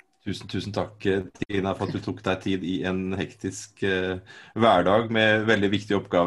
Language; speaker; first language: Norwegian; native; Norwegian